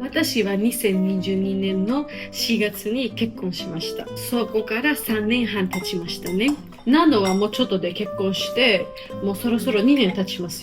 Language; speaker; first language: Japanese; non-native, fluent; Georgian